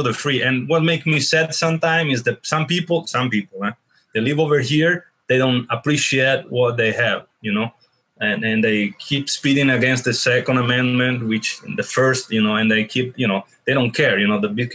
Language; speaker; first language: English; non-native, fluent; Italian